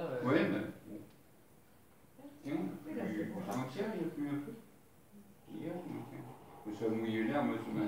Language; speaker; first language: French; native; French